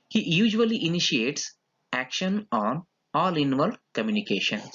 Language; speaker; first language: English; non-native, local second language; Kannada